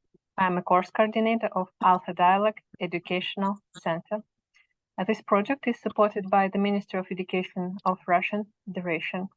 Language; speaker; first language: English; non-native, fluent; Russian